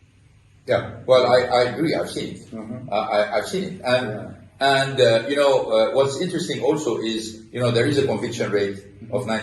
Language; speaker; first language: English; non-native, fluent; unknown